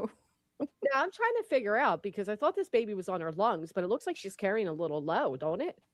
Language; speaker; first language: English; native; English